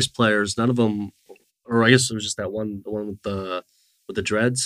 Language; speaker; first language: English; native; English